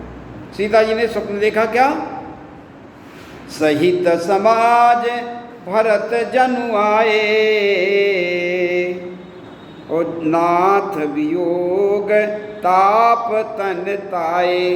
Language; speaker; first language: Hindi; native; Hindi